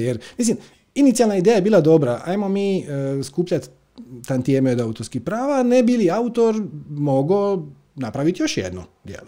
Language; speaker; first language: Croatian; native; Croatian